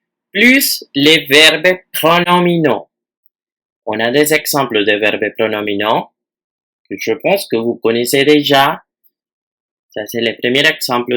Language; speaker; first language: French; non-native, fluent; Spanish